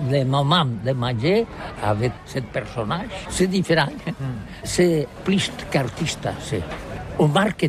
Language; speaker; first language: French; non-native, learner; Catalan